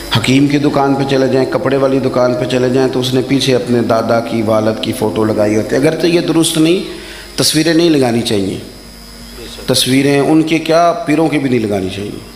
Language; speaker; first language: Urdu; non-native, local second language; Punjabi